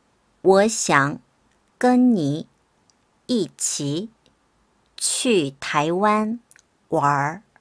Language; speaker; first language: Chinese; non-native, fluent; Korean